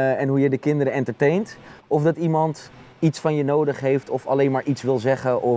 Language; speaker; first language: Dutch; native; Dutch